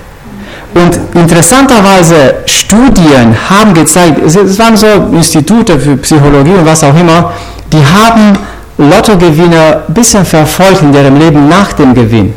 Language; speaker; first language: German; non-native, fluent; Romanian